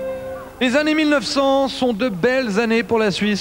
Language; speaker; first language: French; native; French